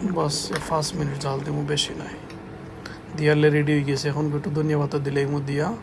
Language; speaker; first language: Bangla; non-native, local second language; Sylheti